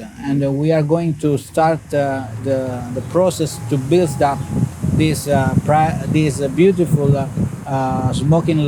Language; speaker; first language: English; non-native, fluent; Italian